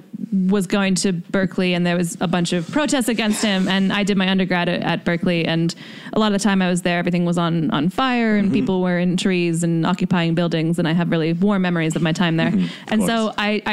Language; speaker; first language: English; native; English